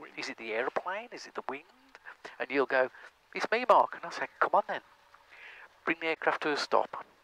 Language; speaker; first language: English; native; English